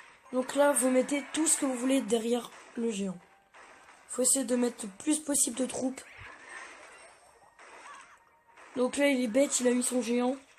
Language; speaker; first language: French; native; French